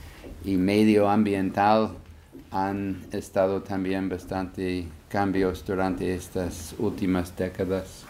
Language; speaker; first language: Spanish; non-native, fluent; English